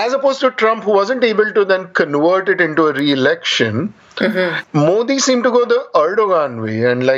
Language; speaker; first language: English; non-native, local second language; Marathi